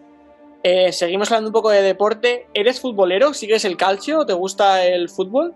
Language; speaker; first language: Spanish; native; Spanish